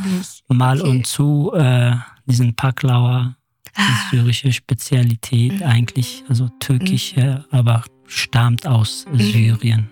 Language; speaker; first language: German; non-native, fluent; Kurdish